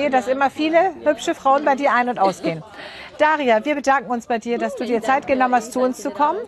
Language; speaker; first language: German; native; German